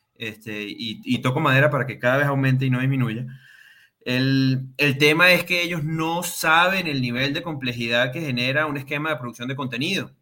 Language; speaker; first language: Spanish; native; Spanish